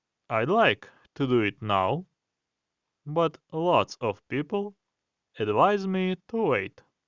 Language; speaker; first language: English; non-native, fluent; Ukrainian